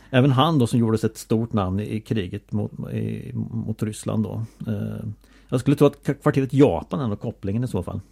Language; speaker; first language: Swedish; native; Swedish